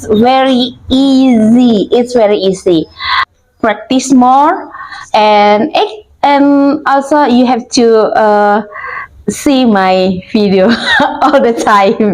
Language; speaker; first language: English; non-native, learner; Indonesian